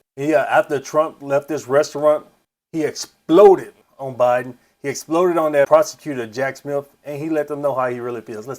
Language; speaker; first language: English; native; English